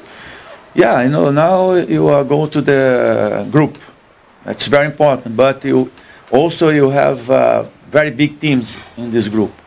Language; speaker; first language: English; non-native, learner; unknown